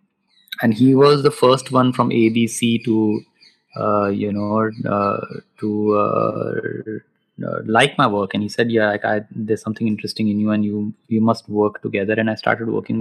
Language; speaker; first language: English; non-native, local second language; Hindi